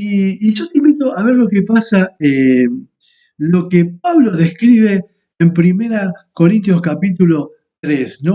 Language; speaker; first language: Spanish; native; Spanish